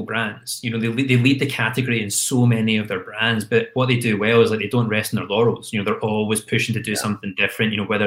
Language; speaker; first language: English; native; English